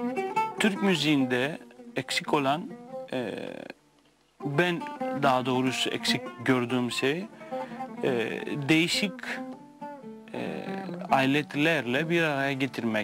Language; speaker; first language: Turkish; non-native, fluent; Greek